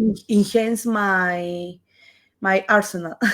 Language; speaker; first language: English; non-native, learner; Spanish